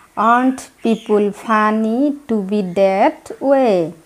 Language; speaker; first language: English; non-native, local second language; Assamese